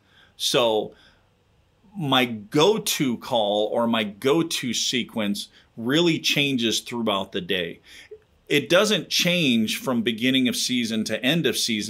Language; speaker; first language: English; native; English